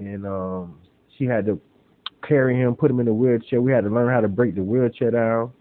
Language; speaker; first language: English; native; English